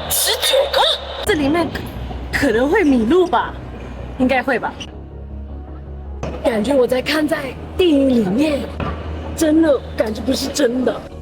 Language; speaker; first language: Chinese; non-native, fluent; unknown